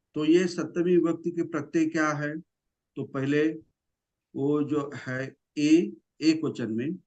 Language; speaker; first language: Hindi; non-native, local second language; Marathi